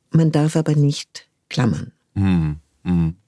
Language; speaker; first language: German; non-native, fluent; French